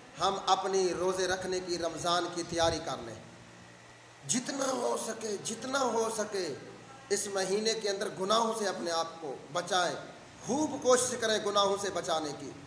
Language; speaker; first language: Urdu; non-native, local second language; Saraiki